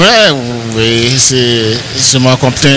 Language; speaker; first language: French; non-native, learner; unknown